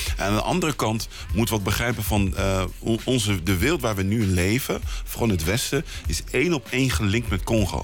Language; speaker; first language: Dutch; early bilingual, other home language; Lingala